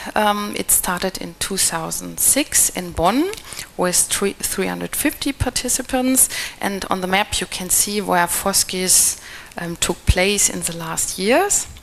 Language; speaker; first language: English; non-native, fluent; German